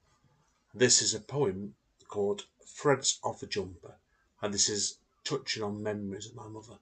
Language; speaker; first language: English; native; English